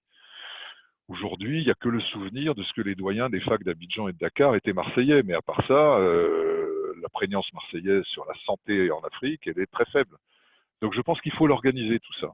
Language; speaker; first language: French; native; French